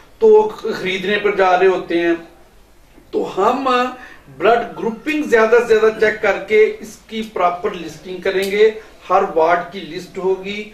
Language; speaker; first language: Urdu; non-native, local second language; Pahari-Potwari